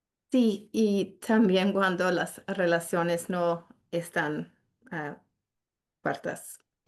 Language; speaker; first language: Spanish; non-native, fluent; English